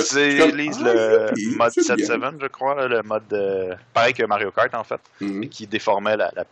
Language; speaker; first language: French; native; French